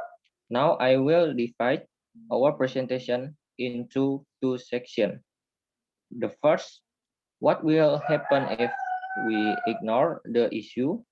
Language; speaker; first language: English; non-native, learner; Indonesian